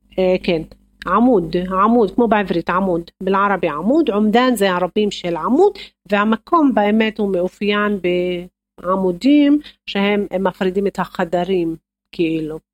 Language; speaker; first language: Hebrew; non-native, local second language; Arabic